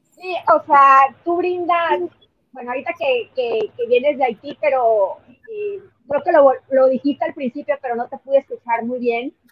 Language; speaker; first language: Spanish; native; Spanish